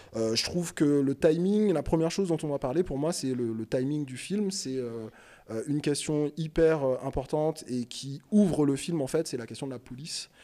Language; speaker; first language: French; native; French